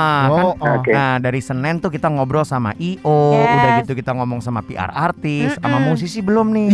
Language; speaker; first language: Indonesian; native; Indonesian